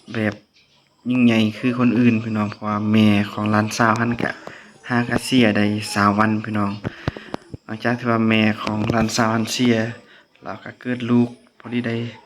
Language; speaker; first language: Lao; non-native, local second language; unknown